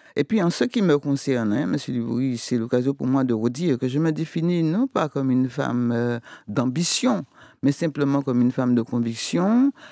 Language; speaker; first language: French; native; French